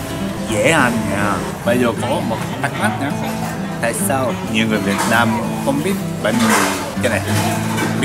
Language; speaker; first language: Vietnamese; non-native, learner; Japanese